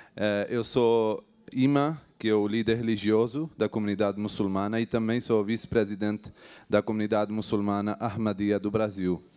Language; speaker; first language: Portuguese; non-native, fluent; Urdu